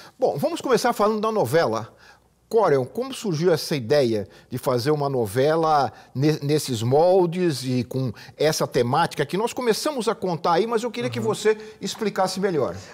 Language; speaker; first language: Portuguese; native; Portuguese